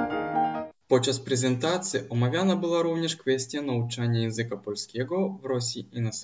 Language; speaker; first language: Polish; non-native, fluent; Russian